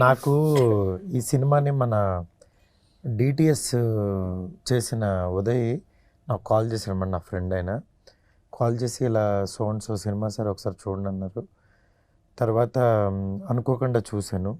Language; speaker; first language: Telugu; native; Telugu